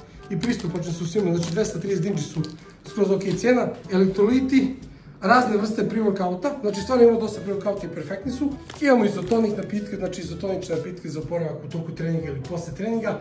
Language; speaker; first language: Croatian; native; Croatian